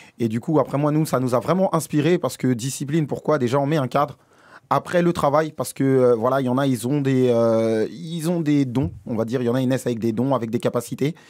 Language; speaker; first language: French; native; French